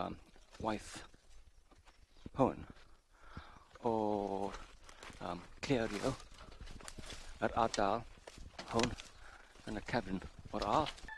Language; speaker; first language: Welsh; non-native, learner; English